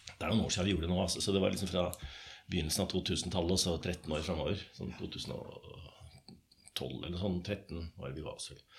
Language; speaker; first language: Norwegian; native; Norwegian